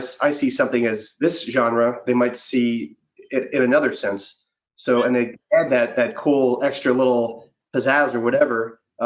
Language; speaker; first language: English; native; English